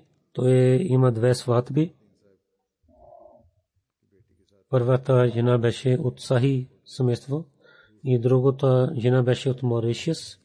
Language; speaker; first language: Bulgarian; non-native, fluent; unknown